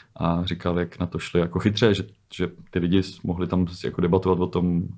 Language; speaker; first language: Czech; native; Czech